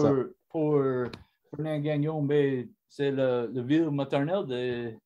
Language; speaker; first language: French; non-native, learner; English